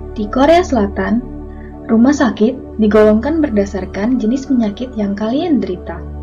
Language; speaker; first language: Indonesian; native; Indonesian